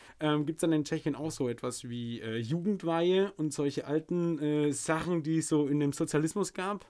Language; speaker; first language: German; native; German